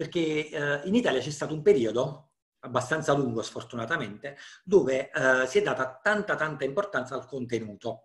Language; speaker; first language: Italian; native; Italian